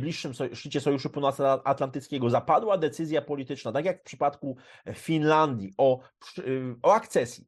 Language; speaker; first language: Polish; native; Polish